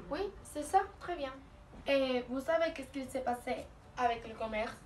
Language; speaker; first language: French; non-native, learner; Spanish